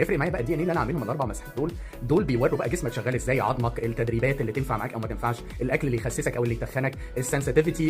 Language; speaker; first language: Arabic; native; Arabic